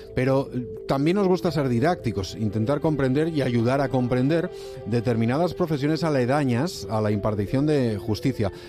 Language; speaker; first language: Spanish; native; Spanish